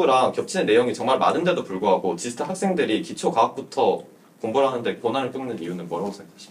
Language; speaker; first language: Korean; native; Korean